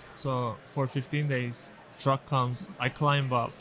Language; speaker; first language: English; non-native, fluent; Turkish